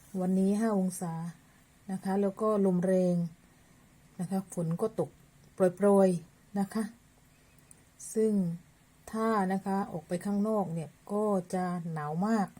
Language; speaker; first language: Thai; native; Thai